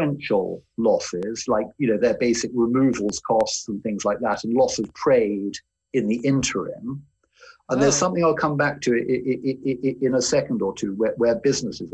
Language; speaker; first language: English; native; English